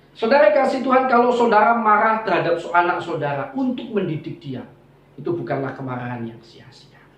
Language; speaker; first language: Indonesian; non-native, local second language; Javanese